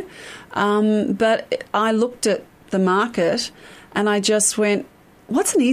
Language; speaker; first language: English; native; English